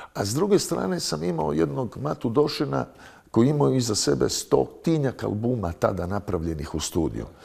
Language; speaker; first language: Croatian; native; Croatian